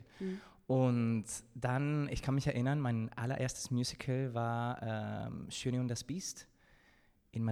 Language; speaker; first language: German; non-native, fluent; Spanish